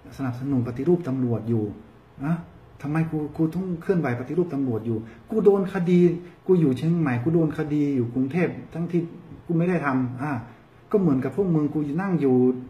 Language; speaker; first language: Thai; early bilingual, heritage; Thai